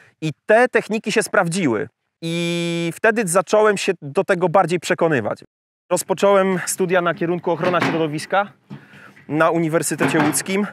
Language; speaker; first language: Polish; native; Polish